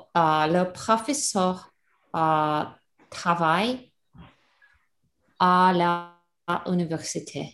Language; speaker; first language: French; non-native, learner; Russian